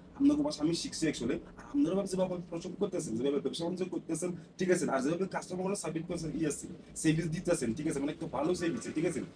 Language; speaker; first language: Bangla; non-native, learner; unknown